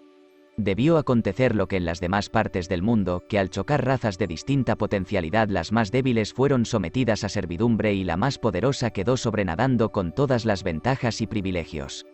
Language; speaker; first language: Spanish; native; Spanish